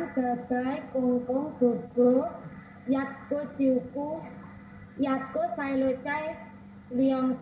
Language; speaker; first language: Chinese; non-native, learner; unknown